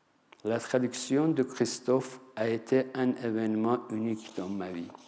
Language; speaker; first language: French; non-native, fluent; Persian